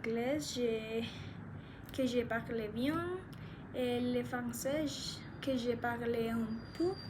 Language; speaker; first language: French; non-native, learner; Spanish